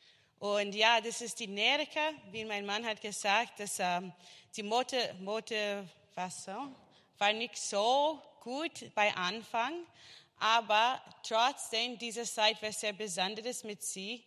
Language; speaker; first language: German; non-native, learner; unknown